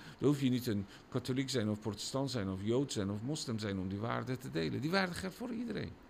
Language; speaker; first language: Dutch; non-native, fluent; Persian